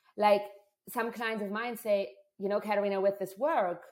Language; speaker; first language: English; non-native, fluent; German